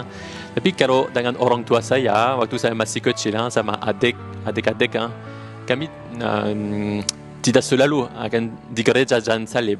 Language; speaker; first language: Indonesian; non-native, learner; French